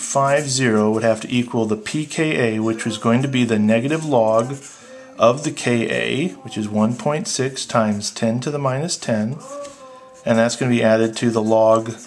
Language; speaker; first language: English; native; English